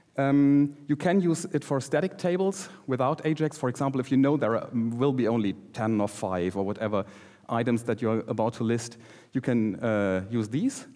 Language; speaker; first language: English; non-native, fluent; German